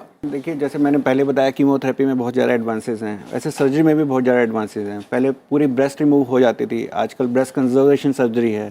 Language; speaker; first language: Hindi; native; Hindi